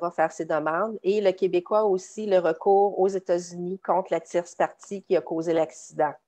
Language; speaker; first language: French; native; French